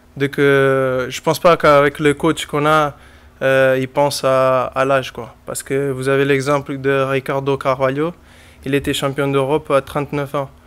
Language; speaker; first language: French; non-native, fluent; Portuguese